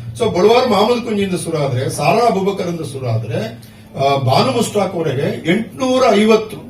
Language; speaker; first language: Kannada; non-native, local second language; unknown